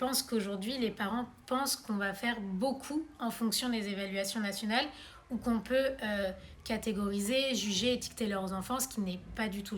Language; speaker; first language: French; native; French